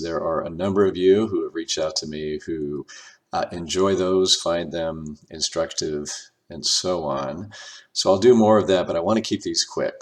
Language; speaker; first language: English; native; English